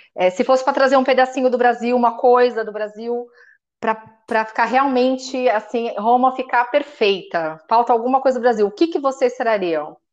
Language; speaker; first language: Portuguese; native; Portuguese